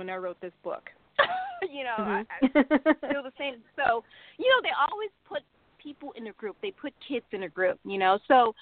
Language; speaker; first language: English; non-native, local second language; Cantonese